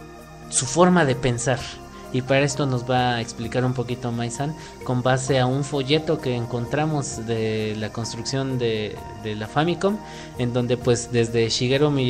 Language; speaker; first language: Spanish; native; Spanish